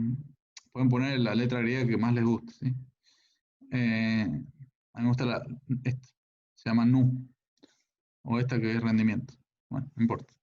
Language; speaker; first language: Spanish; native; Spanish